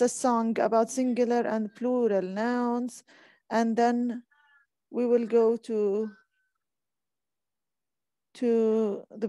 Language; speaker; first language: English; non-native, fluent; Arabic